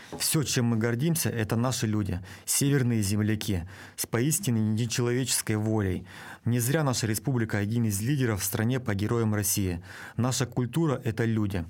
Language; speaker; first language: Russian; native; Russian